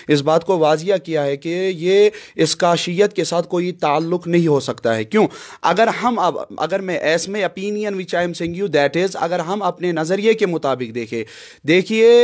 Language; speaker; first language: Hindi; non-native, local second language; Kashmiri